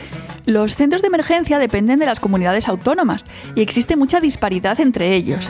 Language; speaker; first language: Spanish; native; Spanish